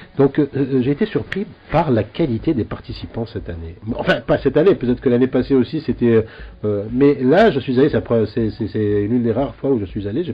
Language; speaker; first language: French; non-native, local second language; Arabic